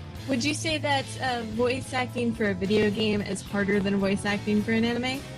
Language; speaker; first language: English; native; English